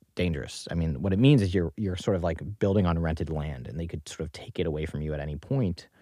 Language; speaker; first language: English; native; English